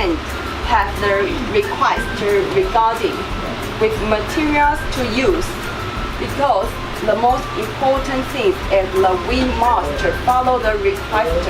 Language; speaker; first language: English; non-native, learner; Chinese